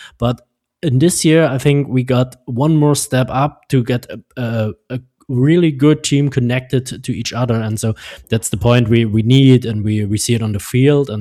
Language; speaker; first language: English; non-native, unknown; German